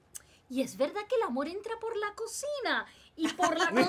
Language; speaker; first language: Spanish; native; Spanish